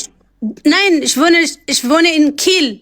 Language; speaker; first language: German; non-native, learner; Amharic